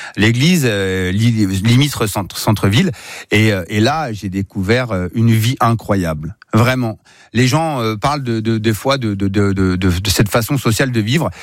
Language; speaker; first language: French; native; French